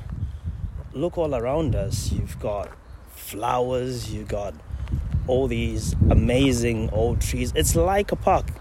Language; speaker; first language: English; non-native, local second language; Shona